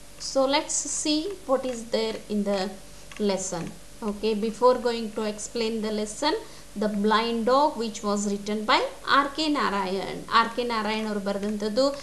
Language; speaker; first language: English; non-native, local second language; Kannada